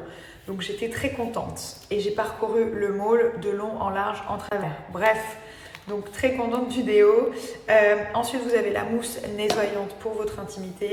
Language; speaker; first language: French; native; French